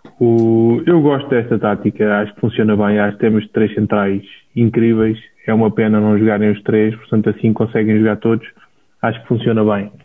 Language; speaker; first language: Portuguese; native; Portuguese